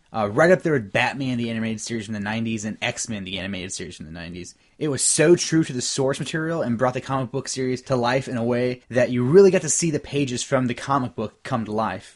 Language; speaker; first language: English; native; English